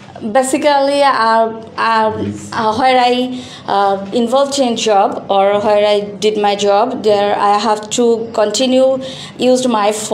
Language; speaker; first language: English; non-native, learner; Bangla